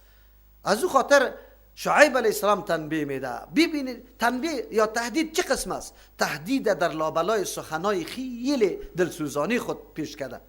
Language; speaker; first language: Persian; native; Persian